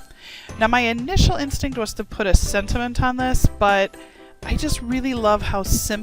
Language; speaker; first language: English; native; English